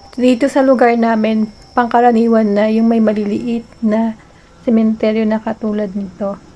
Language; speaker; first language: Filipino; native; Filipino